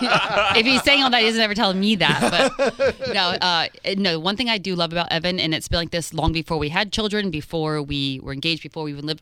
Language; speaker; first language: English; native; English